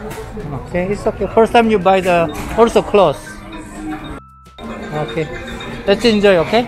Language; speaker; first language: English; non-native, learner; Korean